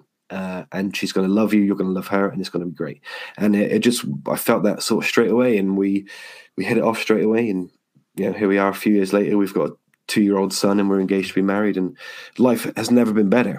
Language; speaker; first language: English; native; English